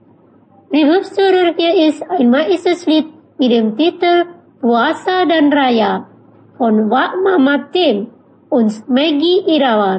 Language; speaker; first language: German; non-native, learner; Indonesian